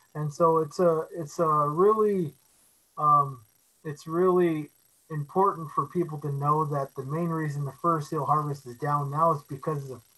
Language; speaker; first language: English; native; English